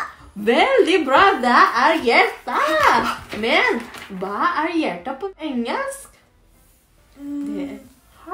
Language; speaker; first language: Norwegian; non-native, learner; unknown